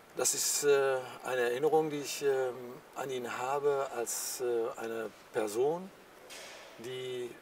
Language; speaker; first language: German; native; German